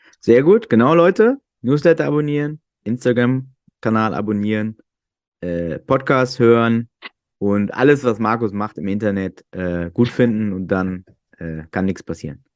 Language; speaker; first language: German; native; German